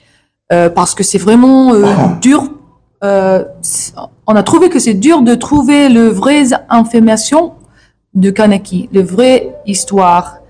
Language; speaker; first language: French; non-native, learner; English